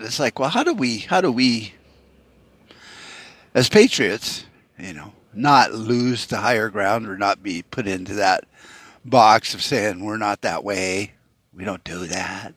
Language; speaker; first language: English; native; English